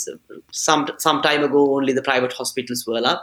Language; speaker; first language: English; non-native, local second language; Sinhala